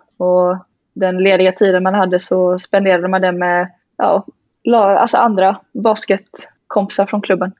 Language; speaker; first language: Swedish; native; Swedish